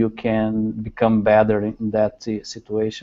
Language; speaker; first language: English; non-native, learner; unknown